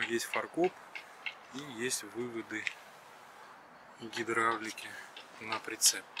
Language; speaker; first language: Russian; native; Russian